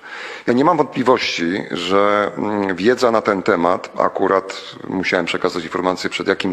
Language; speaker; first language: Polish; native; Polish